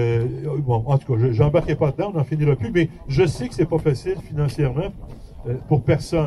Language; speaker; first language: French; native; French